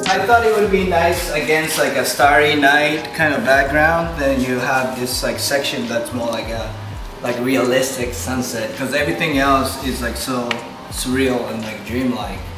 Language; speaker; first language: English; non-native, fluent; Japanese